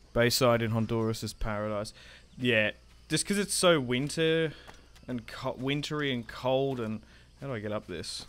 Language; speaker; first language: English; native; English